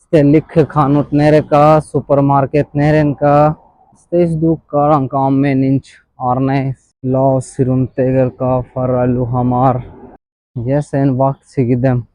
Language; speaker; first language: Armenian; non-native, learner; Hindi